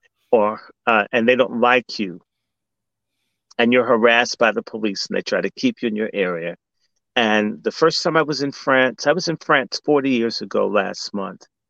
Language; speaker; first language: English; native; English